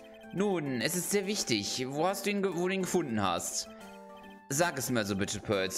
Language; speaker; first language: German; native; German